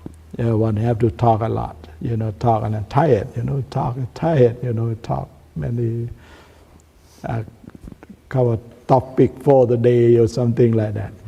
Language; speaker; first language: English; non-native, learner; Thai